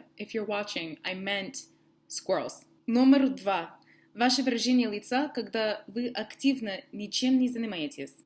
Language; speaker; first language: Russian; non-native, learner; English